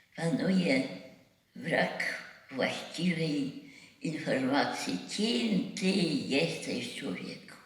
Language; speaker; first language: Polish; native; Polish